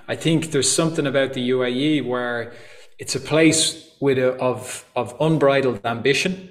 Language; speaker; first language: English; native; English